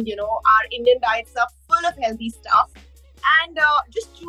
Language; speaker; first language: English; non-native, local second language; Hindi